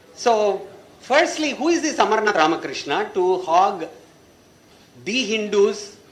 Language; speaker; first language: English; non-native, local second language; Tamil